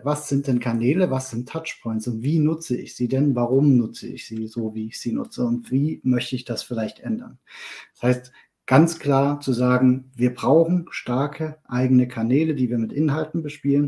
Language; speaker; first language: German; native; German